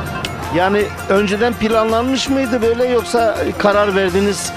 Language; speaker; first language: Turkish; native; Turkish